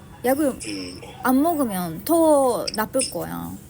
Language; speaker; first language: Korean; non-native, learner; Japanese